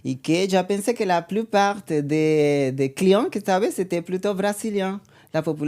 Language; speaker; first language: French; non-native, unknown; Spanish